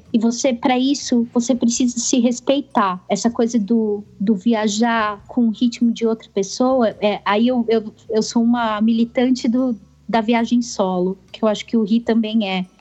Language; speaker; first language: Portuguese; native; Portuguese